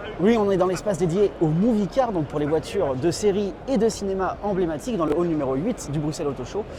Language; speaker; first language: French; native; French